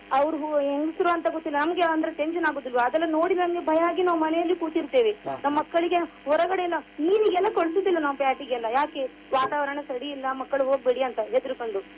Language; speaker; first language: Kannada; non-native, local second language; Urdu